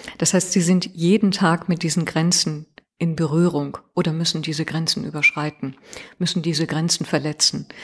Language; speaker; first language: German; early bilingual, other home language; Persian